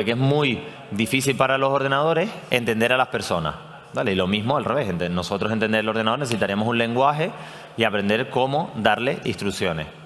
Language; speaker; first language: Spanish; native; Spanish